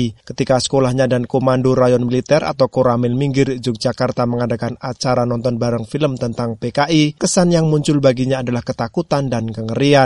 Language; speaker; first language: Indonesian; native; Indonesian